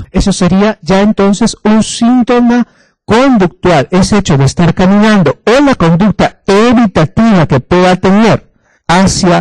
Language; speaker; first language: Spanish; native; Spanish